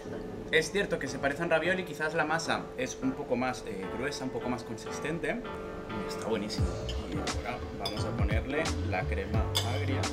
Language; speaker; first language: Spanish; native; Spanish